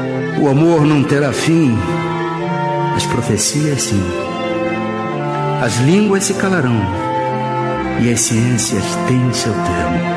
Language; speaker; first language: Portuguese; native; Portuguese